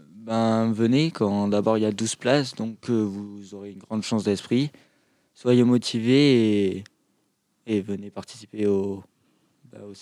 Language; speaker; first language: French; native; French